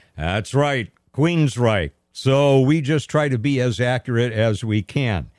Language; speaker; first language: English; native; English